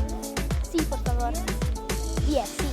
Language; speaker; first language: Spanish; non-native, learner; English